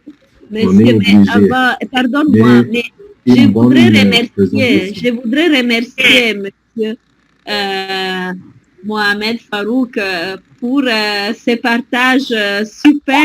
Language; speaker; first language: French; non-native, fluent; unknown